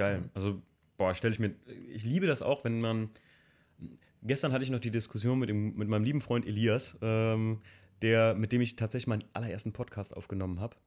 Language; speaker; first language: German; native; German